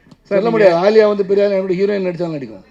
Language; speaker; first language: Tamil; native; Tamil